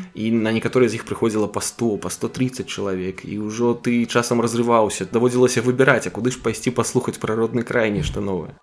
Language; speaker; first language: Belarusian; native; Belarusian